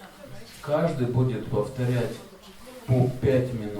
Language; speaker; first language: Russian; native; Russian